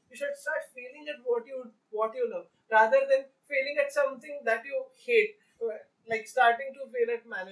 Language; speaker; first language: English; non-native, local second language; Marathi